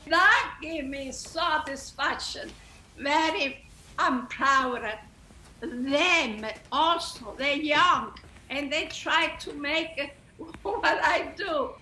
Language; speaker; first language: English; non-native, learner; Italian